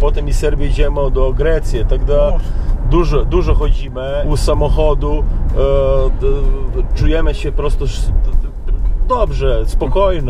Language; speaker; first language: Polish; non-native, learner; Serbian